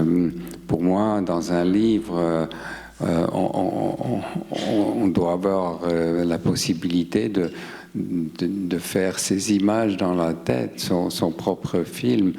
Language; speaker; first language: French; non-native, local second language; German